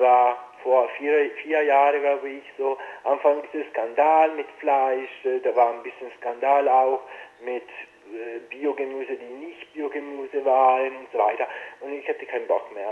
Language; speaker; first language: German; non-native, fluent; Italian